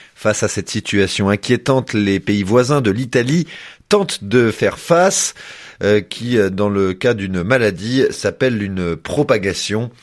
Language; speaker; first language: French; native; French